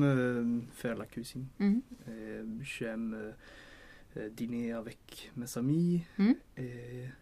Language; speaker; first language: French; non-native, learner; Swedish